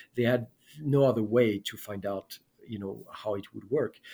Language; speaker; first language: English; non-native, fluent; French